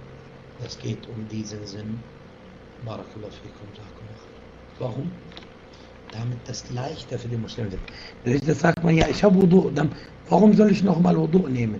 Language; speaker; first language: German; non-native, fluent; Arabic